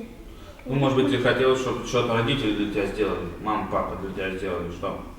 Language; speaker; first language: Russian; native; Russian